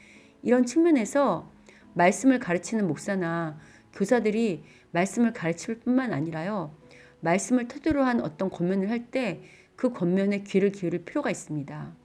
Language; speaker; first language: Korean; native; Korean